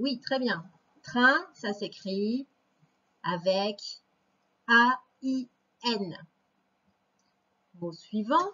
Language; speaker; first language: French; native; French